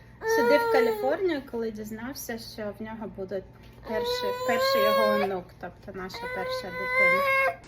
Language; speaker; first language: Ukrainian; native; Ukrainian